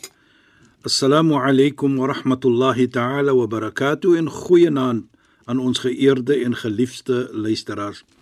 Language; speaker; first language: Afrikaans; non-native, fluent; Arabic